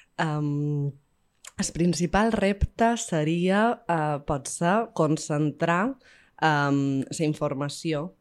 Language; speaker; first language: Catalan; native; Catalan